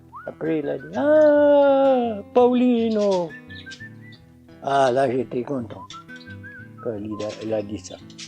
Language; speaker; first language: French; non-native, learner; Portuguese